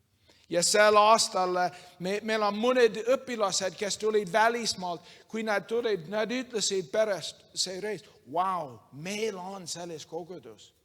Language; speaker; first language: Estonian; non-native, learner; English